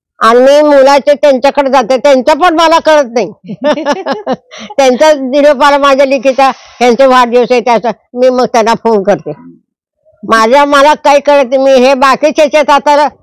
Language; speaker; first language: Marathi; native; Marathi